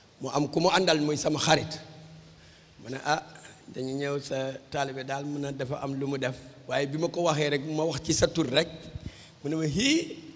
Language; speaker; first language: Wolof; native; Wolof